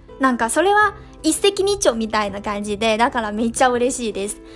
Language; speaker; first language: Japanese; non-native, fluent; Chinese